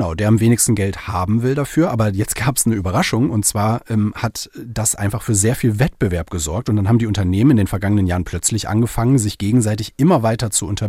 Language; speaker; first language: German; native; German